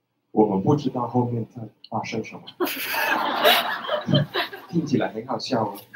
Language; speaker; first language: Chinese; non-native, fluent; Spanish